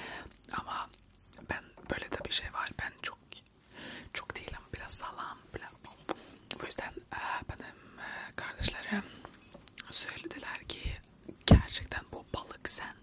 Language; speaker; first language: Turkish; early bilingual, heritage; Turkish